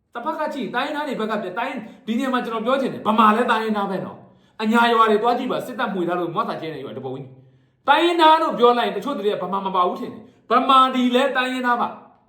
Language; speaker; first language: Burmese; native; Burmese